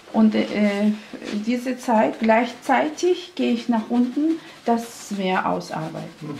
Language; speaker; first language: German; non-native, learner; Russian